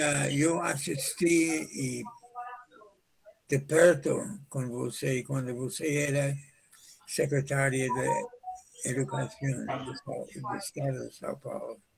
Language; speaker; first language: Portuguese; non-native, fluent; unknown